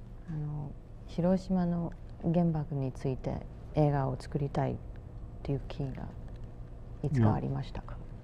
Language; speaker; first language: Japanese; non-native, fluent; English